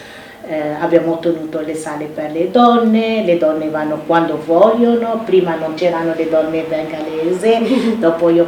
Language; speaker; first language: Italian; non-native, fluent; Arabic